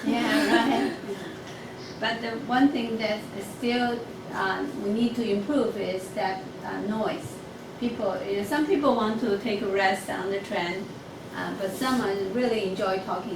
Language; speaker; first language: English; non-native, local second language; Chinese